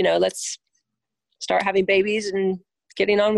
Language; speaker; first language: English; native; English